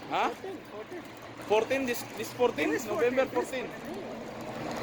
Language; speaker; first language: English; non-native, local second language; Filipino